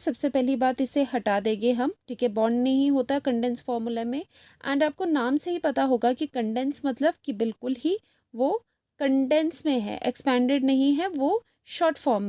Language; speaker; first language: Hindi; native; Hindi